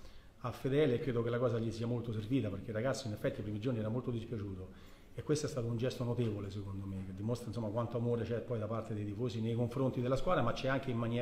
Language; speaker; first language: Italian; native; Italian